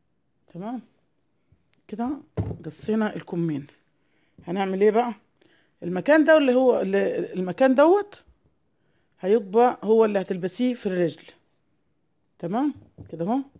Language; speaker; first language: Arabic; native; Arabic